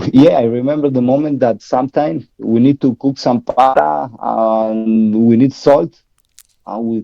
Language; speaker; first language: English; non-native, learner; Spanish